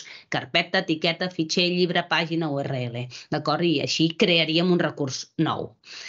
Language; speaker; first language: Catalan; native; Catalan